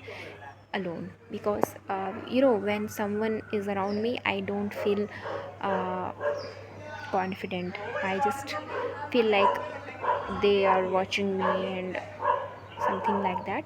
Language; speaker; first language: English; non-native, local second language; Hindi